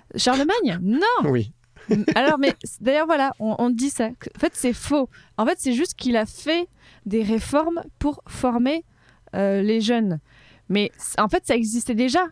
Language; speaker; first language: French; native; French